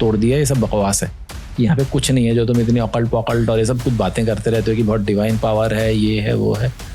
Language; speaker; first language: Hindi; native; Hindi